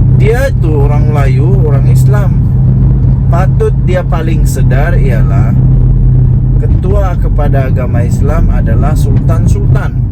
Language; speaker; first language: Malay; non-native, local second language; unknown